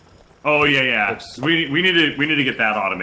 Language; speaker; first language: English; native; English